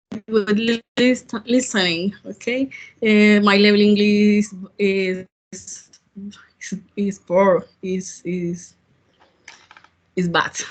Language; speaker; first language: English; non-native, learner; Spanish